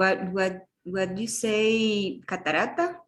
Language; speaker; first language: English; non-native, learner; Spanish